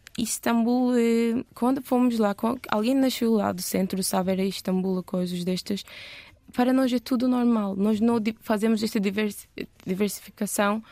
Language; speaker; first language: Portuguese; non-native, learner; Turkish